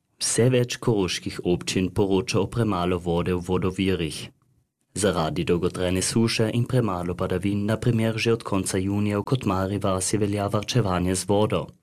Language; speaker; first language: Slovenian; early bilingual, heritage; Slovenian